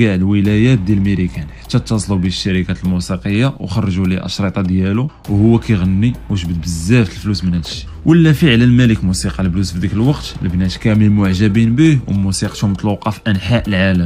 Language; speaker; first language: Arabic; native; Arabic